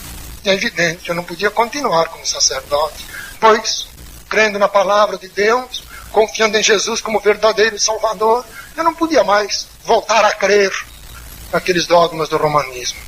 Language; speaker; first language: Portuguese; native; Portuguese